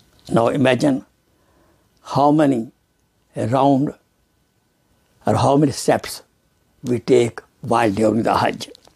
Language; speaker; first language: English; non-native, local second language; Urdu